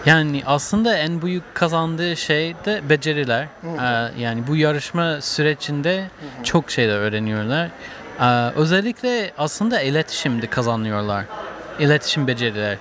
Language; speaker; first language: Turkish; non-native, fluent; English